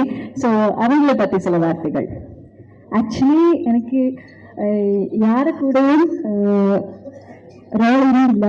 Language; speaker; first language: Tamil; non-native, learner; Malayalam